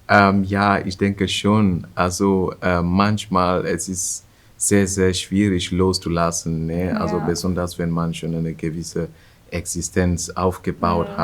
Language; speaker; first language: German; non-native, fluent; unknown